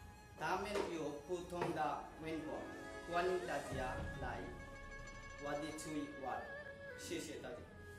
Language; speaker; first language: Chinese; non-native, learner; Bangla